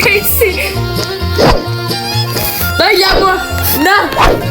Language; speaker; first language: French; native; French